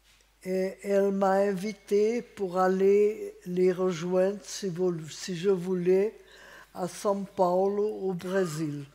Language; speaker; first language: French; non-native, fluent; Hungarian